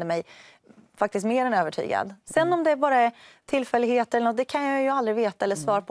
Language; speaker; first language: Swedish; native; Swedish